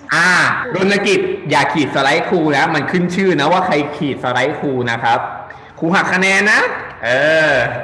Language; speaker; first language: Thai; native; Thai